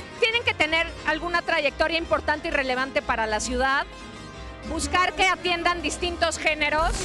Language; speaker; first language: Spanish; native; Spanish